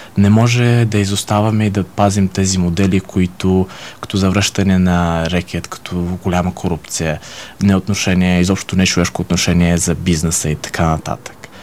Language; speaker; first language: Bulgarian; early bilingual, heritage; Bulgarian